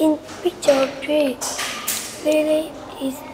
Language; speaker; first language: English; non-native, learner; Vietnamese